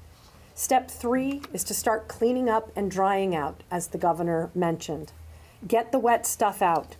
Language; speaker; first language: English; native; English